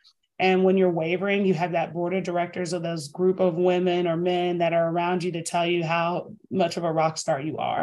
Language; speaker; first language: English; native; English